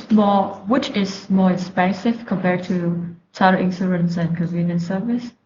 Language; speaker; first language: English; non-native, learner; Vietnamese